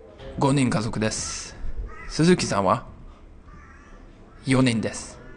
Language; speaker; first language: Japanese; non-native, fluent; English